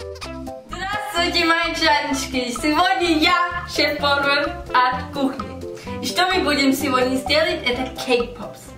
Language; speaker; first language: Russian; early bilingual, heritage; German